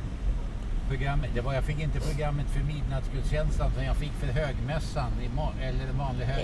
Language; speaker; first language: Swedish; native; Swedish